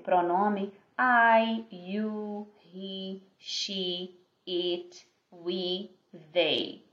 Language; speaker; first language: English; non-native, fluent; Portuguese